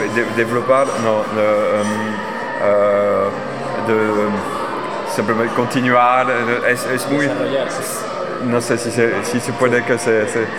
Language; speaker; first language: Spanish; non-native, learner; French